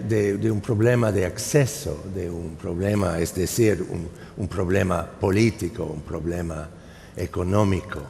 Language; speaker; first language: Spanish; non-native, fluent; English